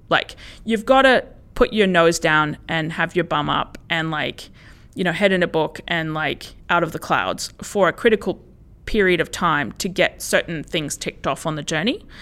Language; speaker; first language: English; early bilingual, other home language; Spanish